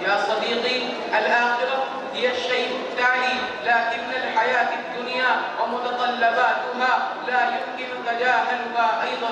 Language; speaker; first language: Arabic; non-native, learner; Urdu